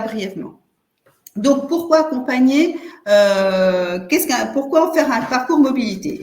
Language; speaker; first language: French; native; French